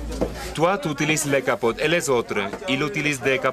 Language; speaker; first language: French; non-native, fluent; Spanish